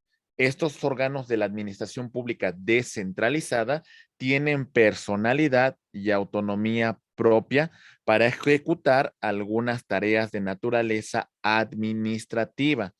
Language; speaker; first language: Spanish; native; Spanish